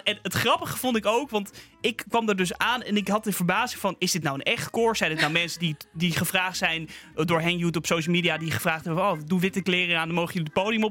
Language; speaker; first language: Dutch; native; Dutch